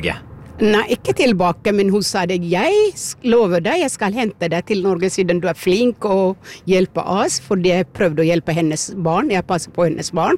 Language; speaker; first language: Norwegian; early bilingual, other home language; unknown